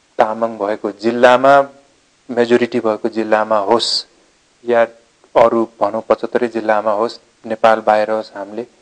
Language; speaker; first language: Nepali; non-native, local second language; Eastern Tamang